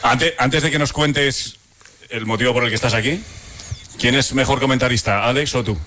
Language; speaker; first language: Spanish; native; Spanish